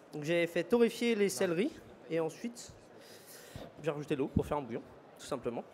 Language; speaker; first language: French; native; French